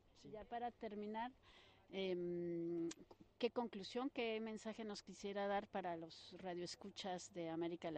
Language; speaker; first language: Spanish; native; Spanish